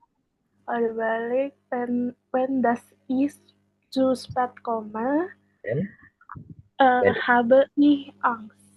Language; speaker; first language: German; non-native, learner; Indonesian